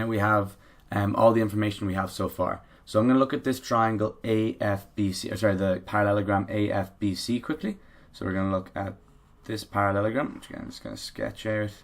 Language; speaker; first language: English; native; English